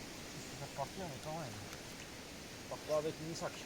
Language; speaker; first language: French; native; French